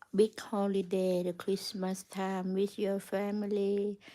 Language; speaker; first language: English; non-native, learner; Thai